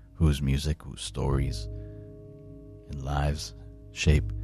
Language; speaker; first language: English; native; English